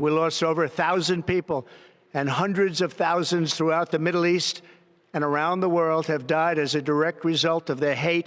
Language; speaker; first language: English; native; English